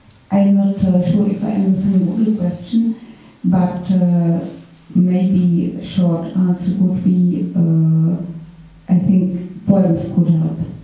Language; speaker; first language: English; non-native, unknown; Czech